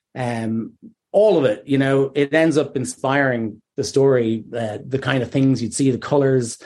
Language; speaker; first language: English; native; English